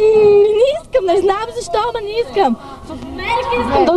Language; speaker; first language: Bulgarian; non-native, learner; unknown